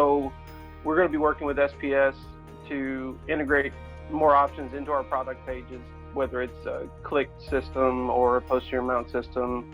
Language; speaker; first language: English; native; English